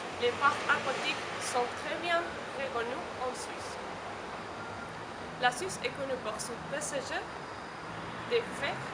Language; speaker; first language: French; non-native, learner; Spanish